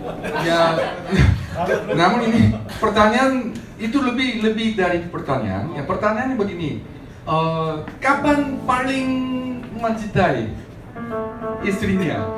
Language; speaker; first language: Indonesian; non-native, learner; Korean